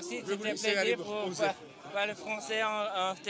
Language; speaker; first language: French; non-native, learner; English